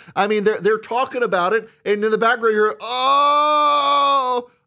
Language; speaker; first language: English; native; English